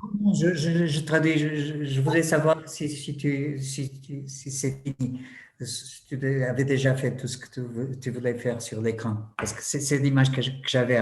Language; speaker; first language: French; non-native, fluent; Portuguese